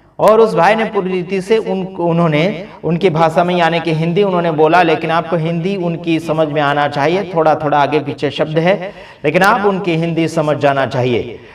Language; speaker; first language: Hindi; non-native, local second language; Gujarati